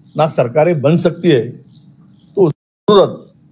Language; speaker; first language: Hindi; non-native, local second language; Marathi